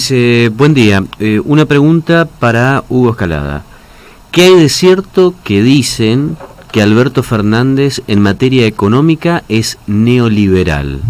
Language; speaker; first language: Spanish; native; Spanish